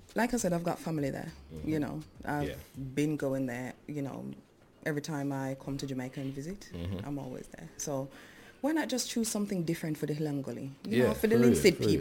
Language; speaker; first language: English; native; English